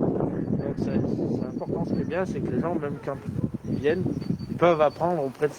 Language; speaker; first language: French; native; French